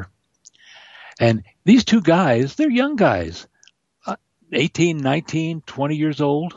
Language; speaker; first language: English; native; English